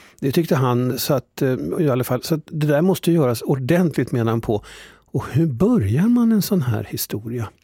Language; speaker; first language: Swedish; native; Swedish